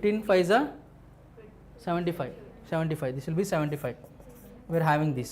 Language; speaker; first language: English; non-native, local second language; Telugu